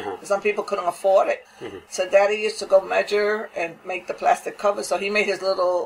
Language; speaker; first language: English; native; English